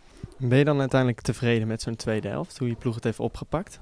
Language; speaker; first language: Dutch; native; Dutch